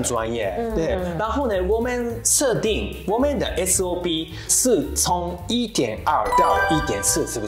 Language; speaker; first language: Chinese; non-native, learner; Japanese